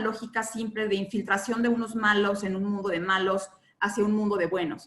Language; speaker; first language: Spanish; native; Spanish